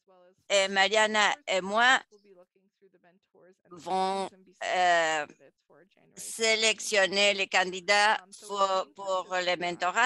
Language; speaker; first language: French; non-native, fluent; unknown